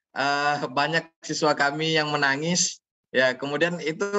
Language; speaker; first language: Indonesian; native; Indonesian